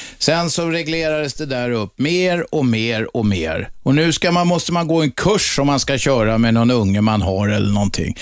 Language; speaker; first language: Swedish; native; Swedish